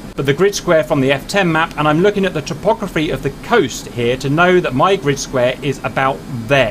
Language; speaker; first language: English; native; English